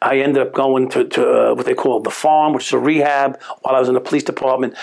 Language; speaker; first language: English; native; English